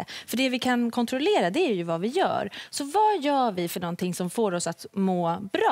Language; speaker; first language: Swedish; native; Swedish